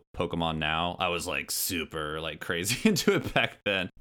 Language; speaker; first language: English; native; English